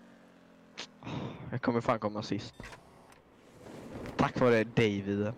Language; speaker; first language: Swedish; native; Swedish